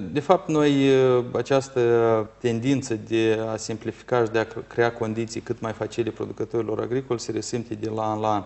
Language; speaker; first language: Romanian; native; Romanian